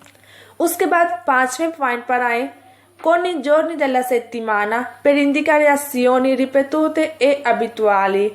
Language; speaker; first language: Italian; non-native, fluent; Urdu